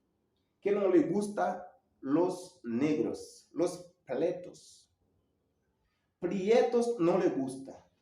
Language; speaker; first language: Spanish; non-native, learner; Haitian Creole